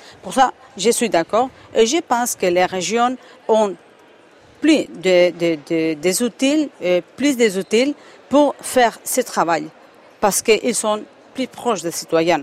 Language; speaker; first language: French; non-native, fluent; Spanish